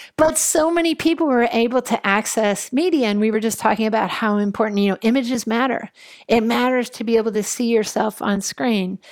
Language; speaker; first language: English; native; English